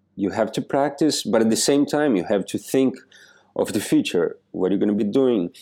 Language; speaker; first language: English; non-native, fluent; Portuguese